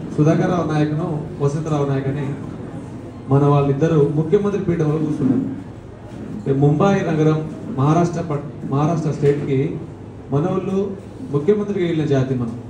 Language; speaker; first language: Telugu; non-native, local second language; Lambadi